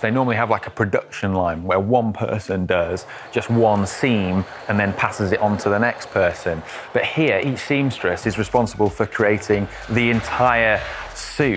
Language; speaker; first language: English; native; English